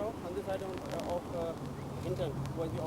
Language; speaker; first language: German; non-native, learner; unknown